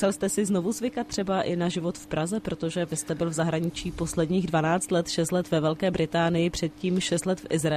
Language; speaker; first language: Czech; native; Czech